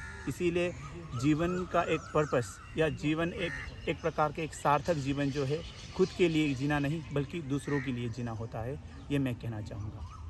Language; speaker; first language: Hindi; non-native, local second language; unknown